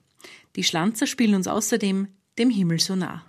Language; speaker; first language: German; native; German